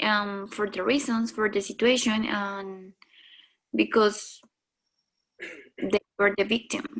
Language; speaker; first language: English; non-native, learner; Spanish